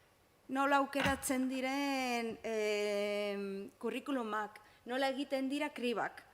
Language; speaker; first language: Basque; non-native, local second language; Spanish